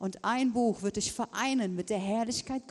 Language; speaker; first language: German; native; German